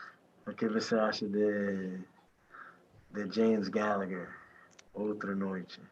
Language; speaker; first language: Portuguese; non-native, fluent; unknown